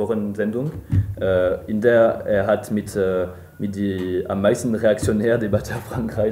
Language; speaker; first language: German; non-native, fluent; French